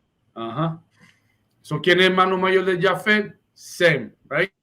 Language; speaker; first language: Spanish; early bilingual, heritage; Spanish